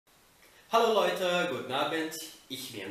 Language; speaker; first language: German; non-native, fluent; Portuguese